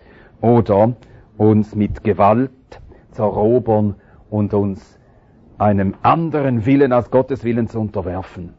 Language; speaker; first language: German; native; German